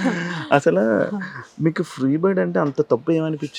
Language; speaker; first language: Telugu; native; Telugu